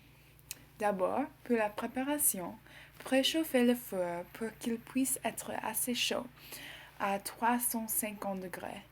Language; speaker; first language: French; non-native, learner; English